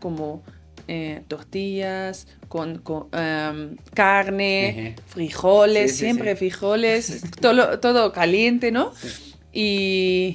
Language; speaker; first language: Spanish; non-native, fluent; Dutch